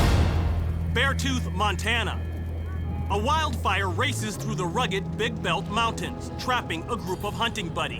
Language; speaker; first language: English; native; English